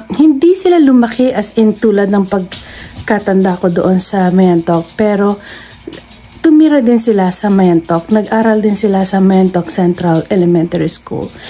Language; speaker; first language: Filipino; non-native, local second language; Iloko